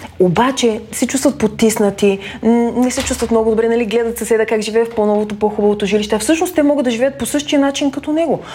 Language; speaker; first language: Bulgarian; native; Bulgarian